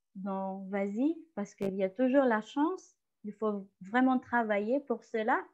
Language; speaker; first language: French; non-native, fluent; Indonesian